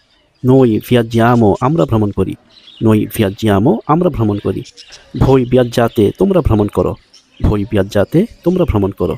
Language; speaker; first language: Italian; non-native, learner; Bangla